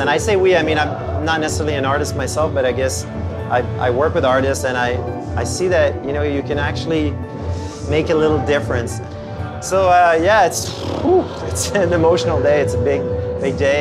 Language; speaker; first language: English; non-native, local second language; French